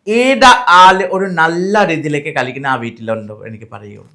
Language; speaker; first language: Malayalam; non-native, fluent; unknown